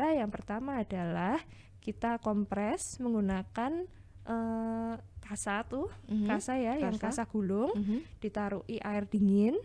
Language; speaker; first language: Indonesian; native; Indonesian